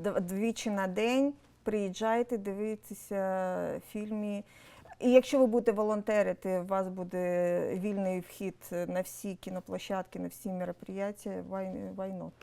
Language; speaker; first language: Ukrainian; non-native, local second language; Russian